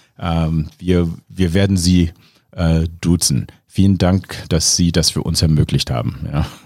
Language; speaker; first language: German; non-native, fluent; English